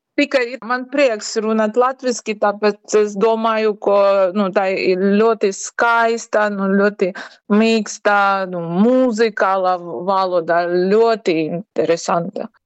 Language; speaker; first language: Latvian; non-native, learner; Ukrainian